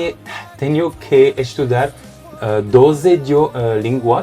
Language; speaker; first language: Portuguese; non-native, learner; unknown